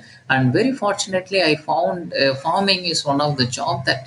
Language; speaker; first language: English; non-native, local second language; Tamil